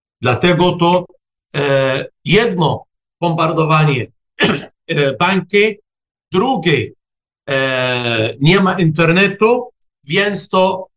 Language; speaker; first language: Polish; non-native, fluent; Arabic